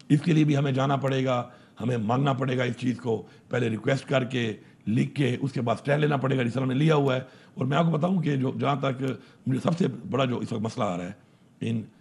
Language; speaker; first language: Urdu; non-native, local second language; Pashto